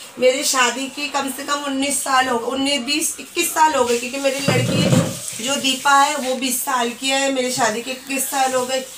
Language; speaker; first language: Hindi; native; Hindi